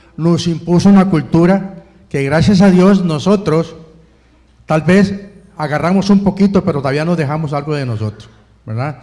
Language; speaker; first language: Spanish; native; Spanish